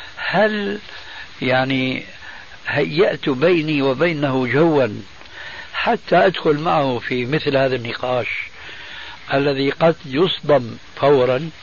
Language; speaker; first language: Arabic; early bilingual, other home language; Albanian